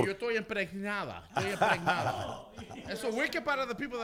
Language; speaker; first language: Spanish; early bilingual, heritage; Spanish